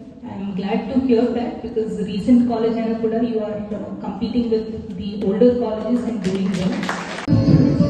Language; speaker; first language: English; non-native, local second language; Telugu